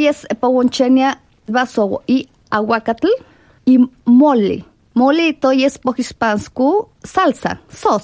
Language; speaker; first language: Polish; non-native, fluent; Spanish